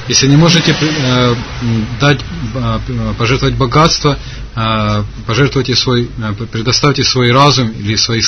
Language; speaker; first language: Russian; native; Russian